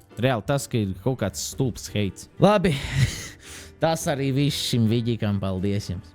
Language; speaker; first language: Latvian; native; Latvian